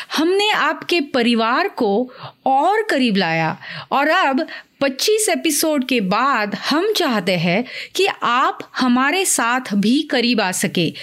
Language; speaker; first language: Hindi; non-native, local second language; Marathi